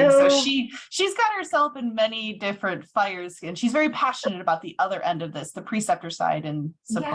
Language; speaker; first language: English; native; English